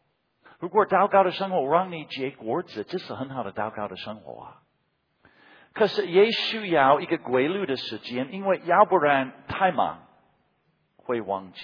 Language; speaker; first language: Chinese; non-native, fluent; English